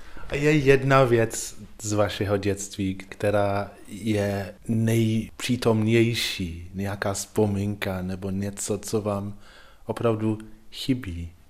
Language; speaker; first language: Czech; non-native, fluent; English